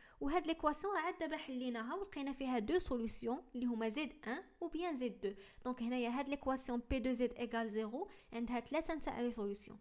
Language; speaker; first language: French; non-native, local second language; Arabic